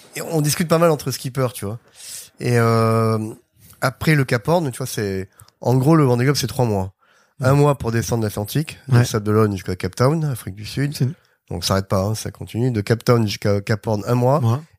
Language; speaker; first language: French; native; French